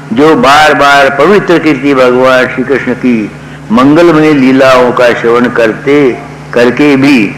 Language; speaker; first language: Hindi; non-native, local second language; Marathi